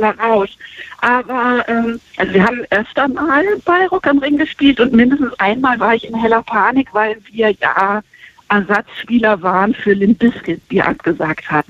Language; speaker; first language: German; native; German